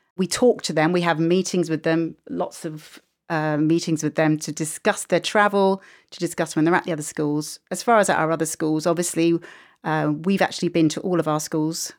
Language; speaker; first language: English; native; English